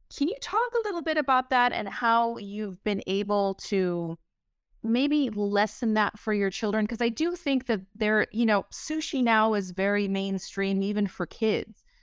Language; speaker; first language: English; native; English